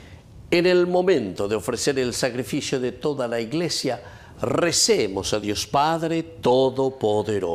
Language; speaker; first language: Spanish; native; Spanish